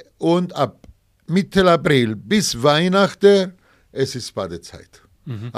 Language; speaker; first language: German; non-native, fluent; Greek